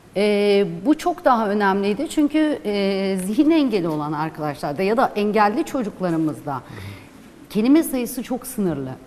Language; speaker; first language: Turkish; non-native, local second language; Kurdish